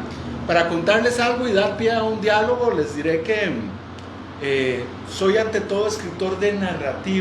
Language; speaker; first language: Spanish; native; Spanish